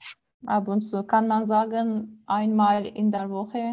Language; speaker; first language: German; non-native, learner; Turkish